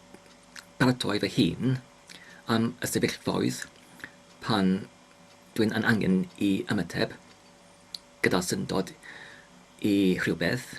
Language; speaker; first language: Welsh; non-native, learner; English